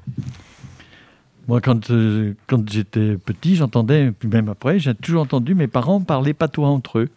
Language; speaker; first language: French; native; French